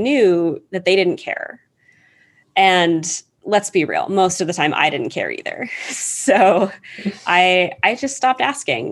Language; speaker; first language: English; native; English